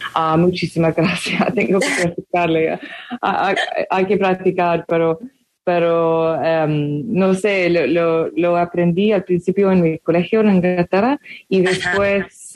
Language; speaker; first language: Spanish; non-native, fluent; English